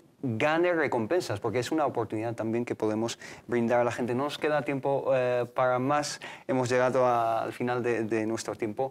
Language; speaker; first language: Spanish; native; Spanish